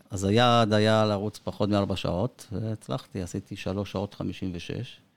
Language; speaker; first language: Hebrew; early bilingual, other home language; Spanish